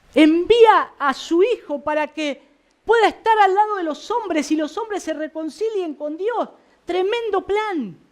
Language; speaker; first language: Spanish; native; Spanish